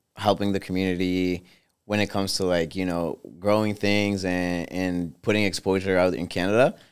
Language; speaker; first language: English; early bilingual, other home language; Spanish